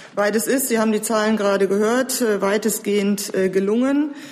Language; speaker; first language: German; native; German